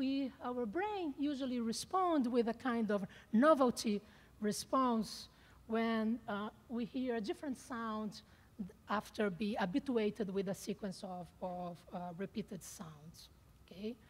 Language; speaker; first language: English; non-native, fluent; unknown